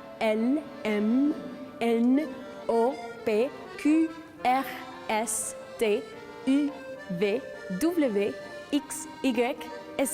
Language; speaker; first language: French; non-native, fluent; Spanish